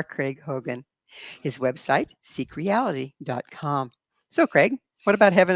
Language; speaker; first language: English; native; English